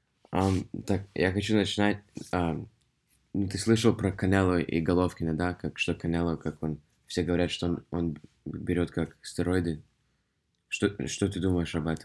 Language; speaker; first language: Russian; early bilingual, heritage; Russian